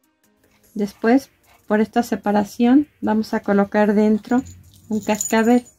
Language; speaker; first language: Spanish; native; Spanish